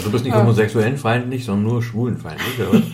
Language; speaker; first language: German; native; German